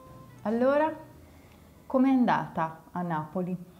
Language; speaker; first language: Italian; non-native, fluent; English